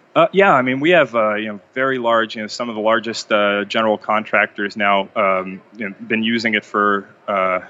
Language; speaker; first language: English; non-native, fluent; Hebrew